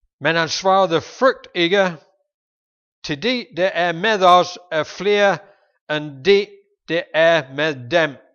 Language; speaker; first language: Danish; non-native, fluent; English